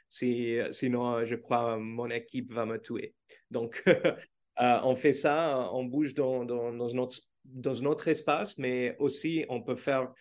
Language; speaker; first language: French; non-native, learner; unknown